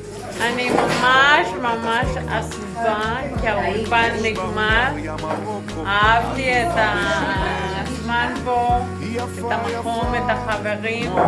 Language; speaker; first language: Hebrew; non-native, learner; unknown